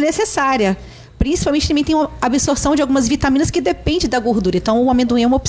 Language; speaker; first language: Portuguese; native; Portuguese